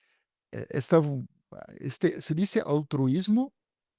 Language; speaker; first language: Spanish; non-native, fluent; Portuguese